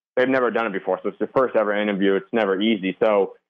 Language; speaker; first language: English; native; English